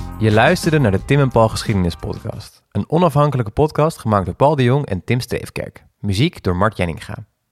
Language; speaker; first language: Dutch; native; Dutch